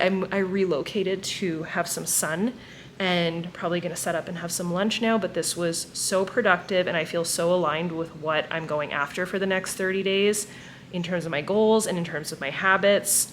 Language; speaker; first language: English; native; English